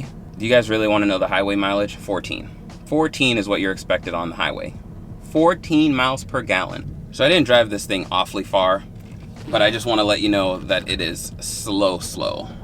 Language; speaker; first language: English; native; English